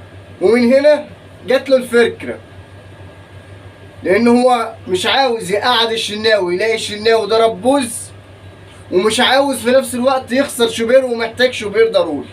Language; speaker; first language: Arabic; native; Arabic